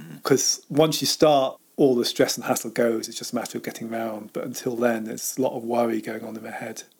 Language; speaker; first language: English; native; English